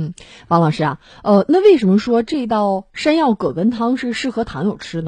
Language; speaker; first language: Chinese; native; Chinese